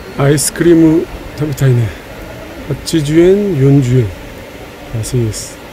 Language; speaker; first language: Japanese; non-native, fluent; Korean